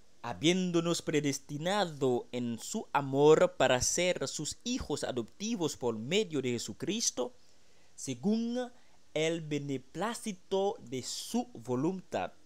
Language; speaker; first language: Spanish; non-native, fluent; Haitian Creole